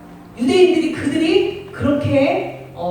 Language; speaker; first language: Korean; native; Korean